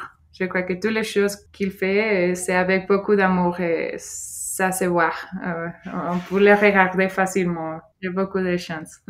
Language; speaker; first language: French; non-native, fluent; Spanish